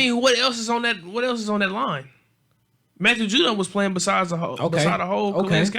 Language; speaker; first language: English; native; English